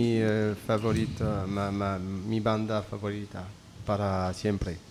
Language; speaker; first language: Spanish; non-native, learner; French